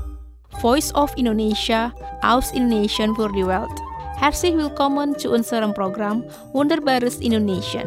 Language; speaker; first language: German; non-native, fluent; Indonesian